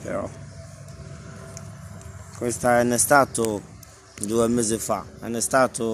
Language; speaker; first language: Italian; non-native, learner; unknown